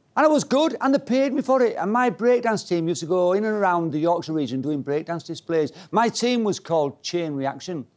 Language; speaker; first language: English; native; English